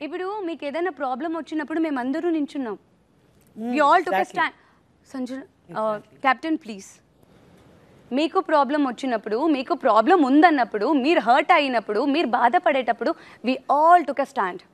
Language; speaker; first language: Telugu; native; Telugu